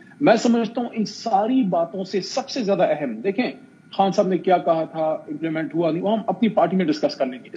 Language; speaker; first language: Urdu; non-native, local second language; Pashto